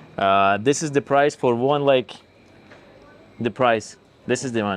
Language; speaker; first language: English; non-native, learner; Lithuanian